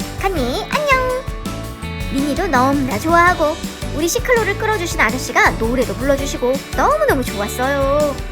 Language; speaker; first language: Korean; native; Korean